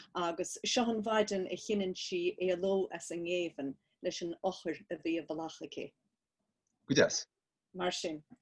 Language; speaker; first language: Irish; native; Irish